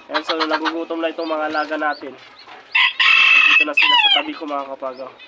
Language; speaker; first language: Filipino; native; Filipino